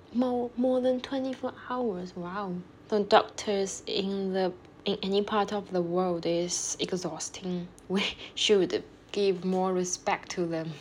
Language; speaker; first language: English; non-native, fluent; Chinese